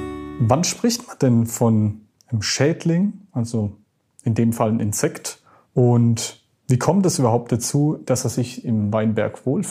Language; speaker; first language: German; native; German